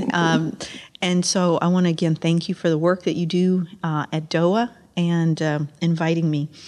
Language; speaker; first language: English; early bilingual, other home language; Amharic